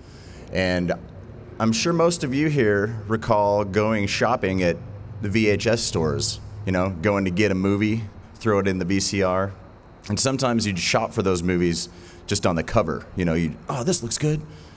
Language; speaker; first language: English; native; English